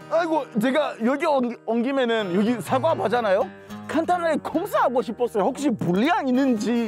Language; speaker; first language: Korean; non-native, fluent; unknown